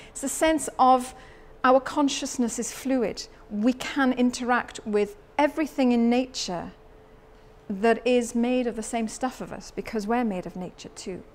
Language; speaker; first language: English; native; English